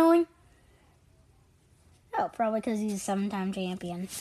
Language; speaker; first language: English; native; English